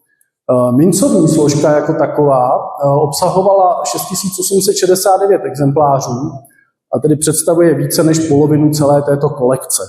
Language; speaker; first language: Czech; native; Czech